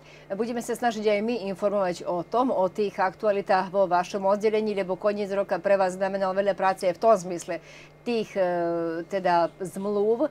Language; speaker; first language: Slovak; native; Slovak